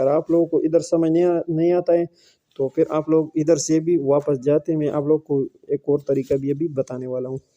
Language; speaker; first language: Urdu; non-native, local second language; Pashto